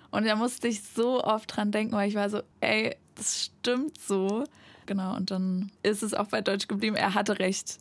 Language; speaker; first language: German; native; German